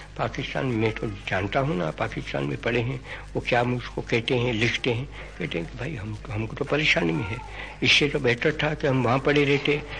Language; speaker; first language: Hindi; non-native, local second language; Gujarati